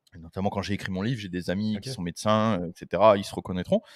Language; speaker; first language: French; native; French